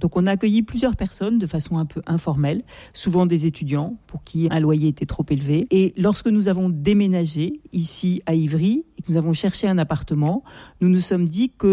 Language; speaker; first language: French; native; French